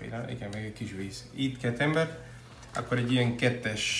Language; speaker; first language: Hungarian; non-native, learner; Spanish